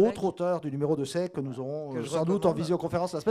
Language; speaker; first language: French; native; French